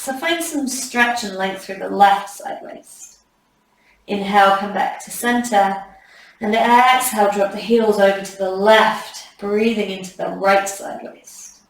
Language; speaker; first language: English; native; English